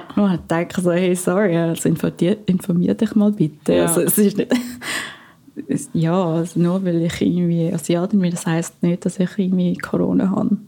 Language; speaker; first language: German; non-native, fluent; Filipino